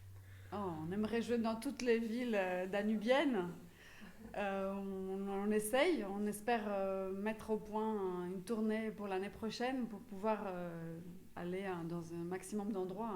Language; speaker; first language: French; non-native, fluent; Romanian